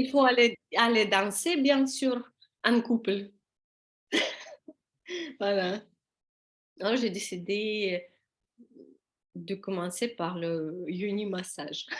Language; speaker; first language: French; non-native, learner; Russian